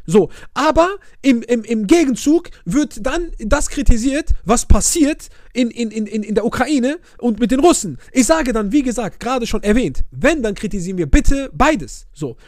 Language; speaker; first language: German; early bilingual, other home language; Arabic